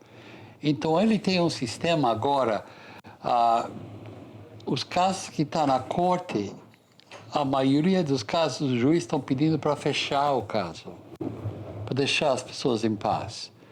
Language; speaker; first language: Portuguese; non-native, fluent; English